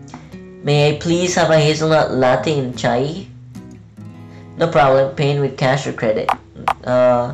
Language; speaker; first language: English; native; English